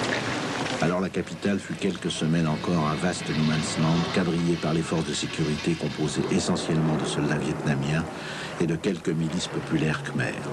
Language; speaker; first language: French; native; French